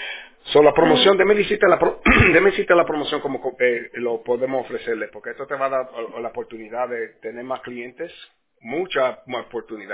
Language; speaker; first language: Spanish; early bilingual, heritage; Spanish